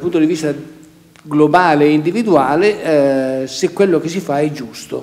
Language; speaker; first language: Italian; native; Italian